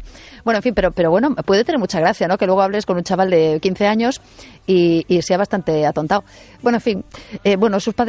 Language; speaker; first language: Spanish; native; Spanish